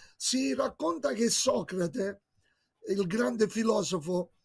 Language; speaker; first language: Italian; native; Italian